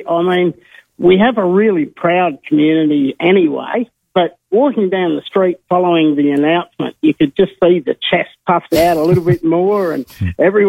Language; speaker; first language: English; native; English